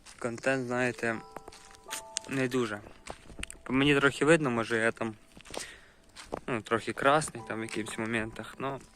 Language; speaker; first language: Ukrainian; non-native, local second language; Russian